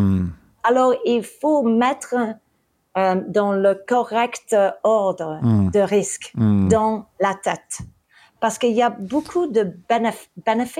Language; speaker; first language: French; early bilingual, heritage; English